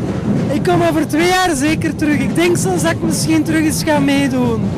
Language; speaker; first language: Dutch; native; Dutch